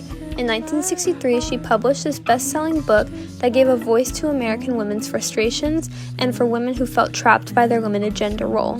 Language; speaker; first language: English; native; English